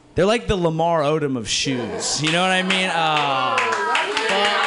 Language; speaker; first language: English; native; English